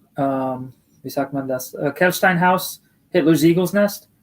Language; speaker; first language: German; early bilingual, other home language; English